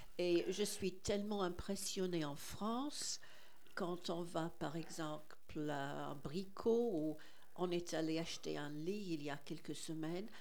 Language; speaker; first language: French; non-native, fluent; English